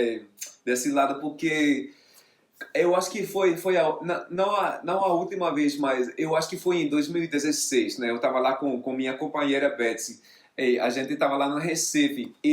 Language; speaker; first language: Portuguese; non-native, fluent; English